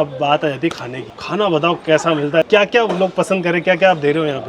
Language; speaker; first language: Hindi; native; Hindi